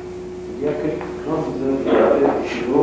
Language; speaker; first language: French; non-native, learner; Arabic